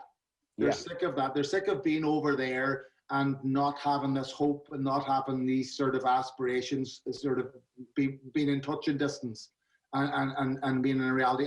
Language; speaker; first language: English; native; English